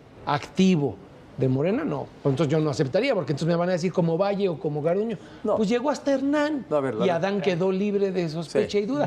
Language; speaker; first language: Spanish; native; Spanish